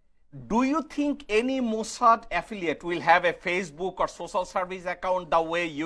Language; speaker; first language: English; non-native, fluent; Bangla